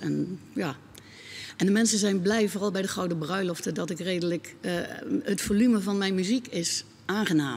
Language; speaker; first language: Dutch; native; Dutch